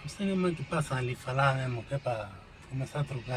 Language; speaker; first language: Portuguese; native; Portuguese